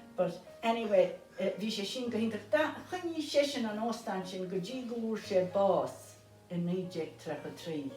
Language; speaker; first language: Irish; native; Irish